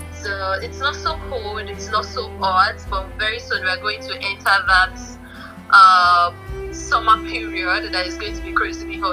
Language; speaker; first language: English; non-native, local second language; Yoruba